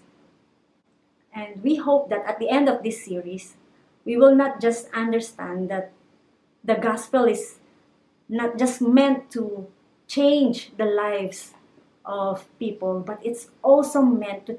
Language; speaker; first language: English; non-native, local second language; Filipino